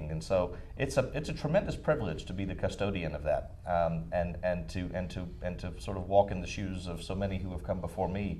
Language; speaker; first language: English; native; English